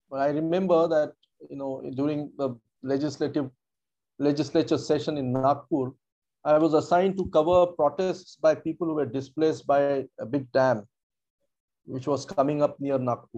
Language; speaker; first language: English; non-native, local second language; Marathi